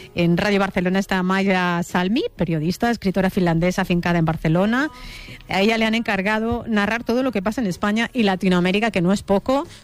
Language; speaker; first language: Spanish; native; Spanish